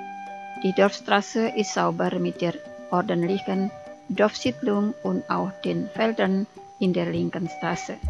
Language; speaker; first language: German; non-native, fluent; Indonesian